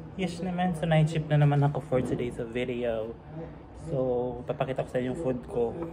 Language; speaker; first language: Filipino; native; Filipino